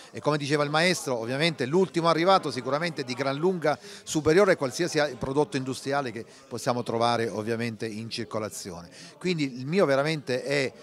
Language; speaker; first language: Italian; native; Italian